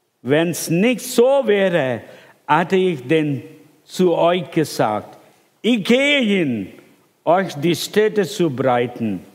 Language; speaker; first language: German; non-native, fluent; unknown